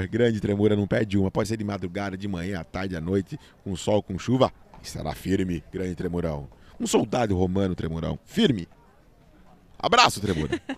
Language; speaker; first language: Portuguese; native; Portuguese